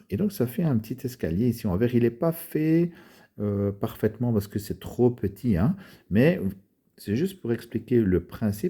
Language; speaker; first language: French; native; French